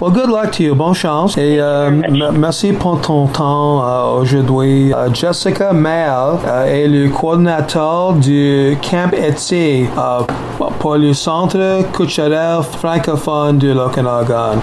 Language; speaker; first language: French; non-native, learner; English